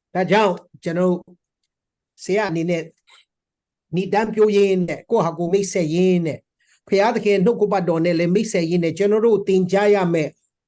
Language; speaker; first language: Burmese; non-native, local second language; Hakha Chin